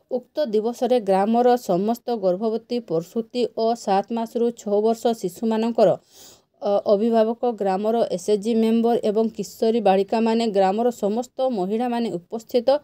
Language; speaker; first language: Odia; non-native, local second language; Santali